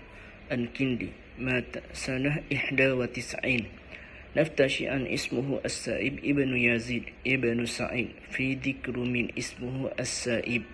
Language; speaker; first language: Arabic; non-native, learner; Malay